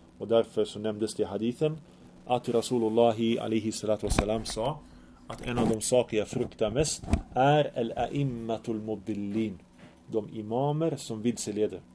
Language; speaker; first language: Swedish; early bilingual, other home language; Arabic